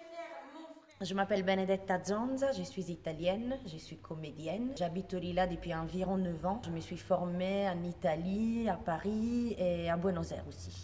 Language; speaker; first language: French; non-native, fluent; Italian